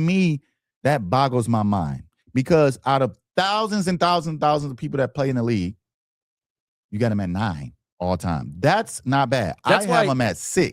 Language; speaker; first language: English; native; English